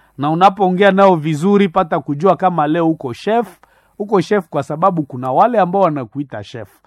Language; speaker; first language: Swahili; non-native, local second language; Nande